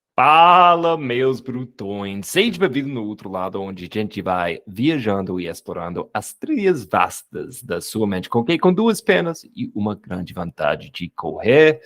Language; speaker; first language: Portuguese; non-native, fluent; English